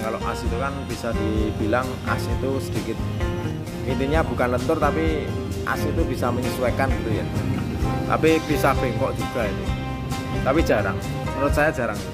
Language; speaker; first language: Indonesian; non-native, local second language; Javanese